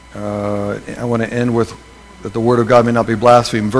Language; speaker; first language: English; native; English